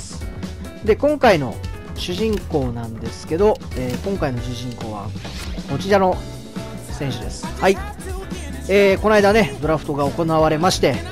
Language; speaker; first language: Japanese; native; Japanese